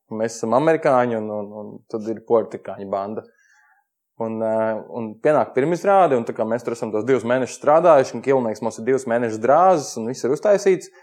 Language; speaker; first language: Latvian; native; Latvian